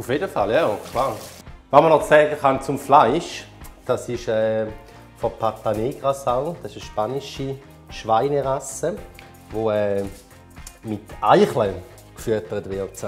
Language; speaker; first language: German; native; German